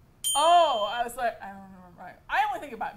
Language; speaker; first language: English; native; English